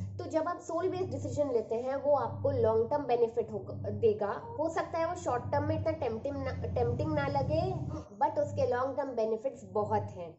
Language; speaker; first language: Hindi; native; Hindi